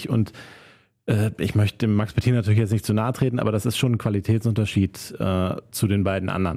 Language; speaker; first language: German; native; German